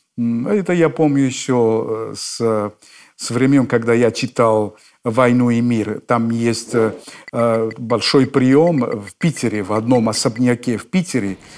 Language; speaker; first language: Russian; non-native, fluent; Spanish